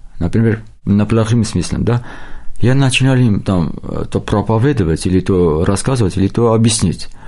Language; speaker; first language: Russian; non-native, local second language; Armenian